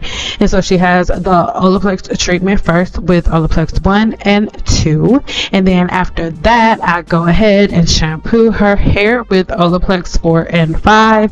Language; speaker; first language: English; native; English